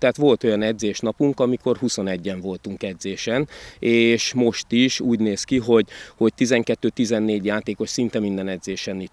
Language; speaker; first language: Hungarian; native; Hungarian